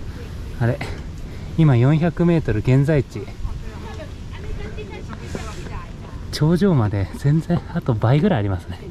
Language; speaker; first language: Japanese; native; Japanese